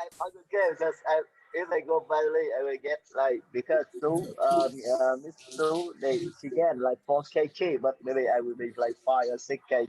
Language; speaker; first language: English; non-native, fluent; Vietnamese